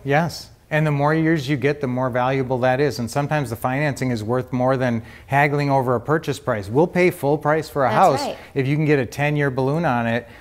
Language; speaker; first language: English; native; English